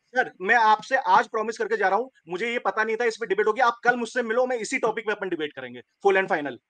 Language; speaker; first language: Hindi; native; Hindi